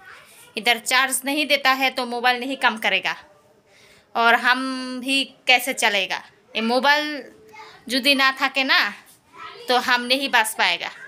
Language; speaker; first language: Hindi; non-native, local second language; Bangla